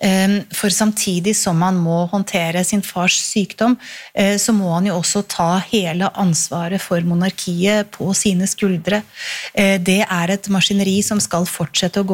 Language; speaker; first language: Norwegian; native; Norwegian